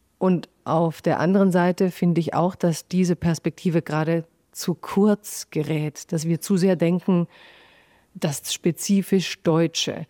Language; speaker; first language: German; early bilingual, other home language; Croatian